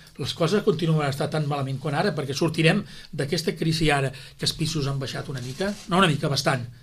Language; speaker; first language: Catalan; native; Catalan